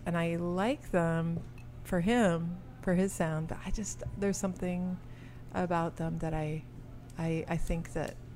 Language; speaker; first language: English; early bilingual, other home language; French